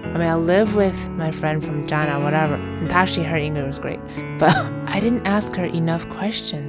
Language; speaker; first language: English; early bilingual, other home language; Chinese